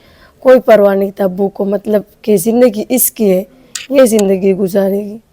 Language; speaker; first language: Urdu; non-native, local second language; Pashto